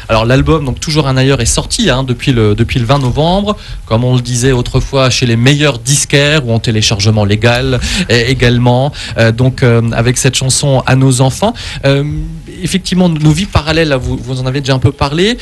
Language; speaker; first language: French; native; French